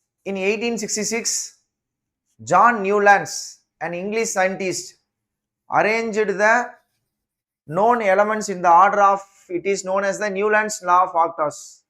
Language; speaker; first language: English; non-native, local second language; Tamil